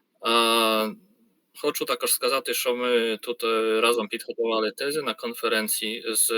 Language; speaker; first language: Polish; non-native, learner; Ukrainian